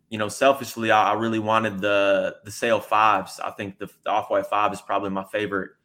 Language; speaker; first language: English; native; English